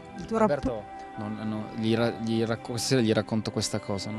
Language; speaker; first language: Italian; native; Italian